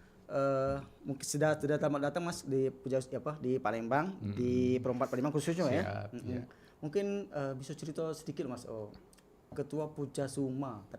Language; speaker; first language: Indonesian; native; Indonesian